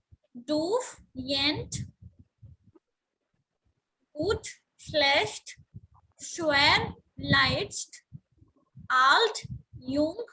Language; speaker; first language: German; non-native, learner; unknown